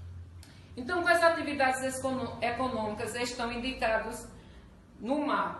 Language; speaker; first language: Portuguese; native; Portuguese